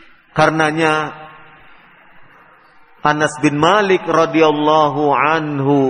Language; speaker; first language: Indonesian; native; Indonesian